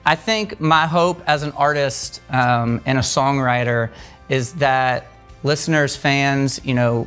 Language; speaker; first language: English; native; English